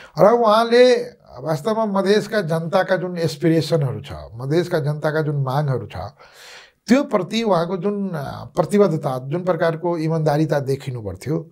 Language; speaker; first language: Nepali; non-native, local second language; Maithili